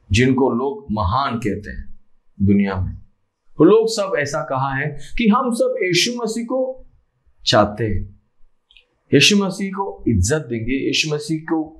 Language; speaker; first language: Hindi; non-native, local second language; Malayalam